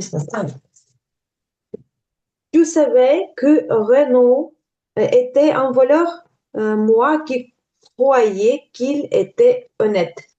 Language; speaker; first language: French; non-native, learner; Ukrainian